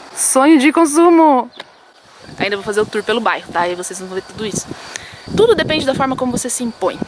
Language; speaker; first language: Portuguese; native; Portuguese